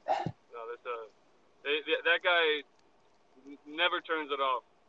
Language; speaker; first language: English; native; English